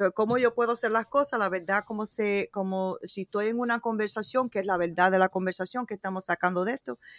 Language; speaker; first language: Spanish; early bilingual, heritage; Spanish